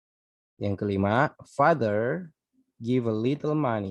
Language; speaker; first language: English; non-native, learner; Indonesian